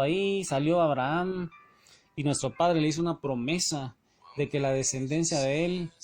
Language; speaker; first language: Spanish; native; Spanish